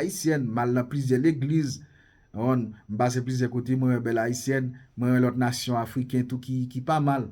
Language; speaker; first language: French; non-native, local second language; Haitian Creole